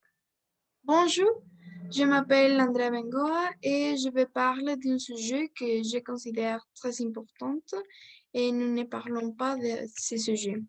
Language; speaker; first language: French; non-native, learner; Spanish